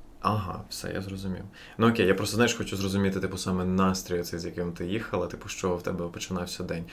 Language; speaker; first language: Ukrainian; non-native, local second language; Russian